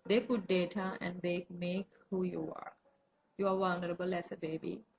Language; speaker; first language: English; non-native, local second language; Sinhala